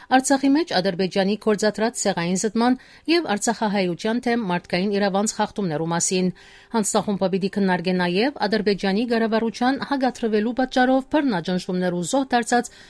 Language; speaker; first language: Armenian; early bilingual, heritage; Armenian